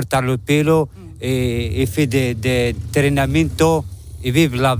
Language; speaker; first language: Spanish; non-native, learner; Arabic